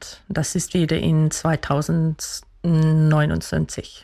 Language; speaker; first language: German; non-native, fluent; Dutch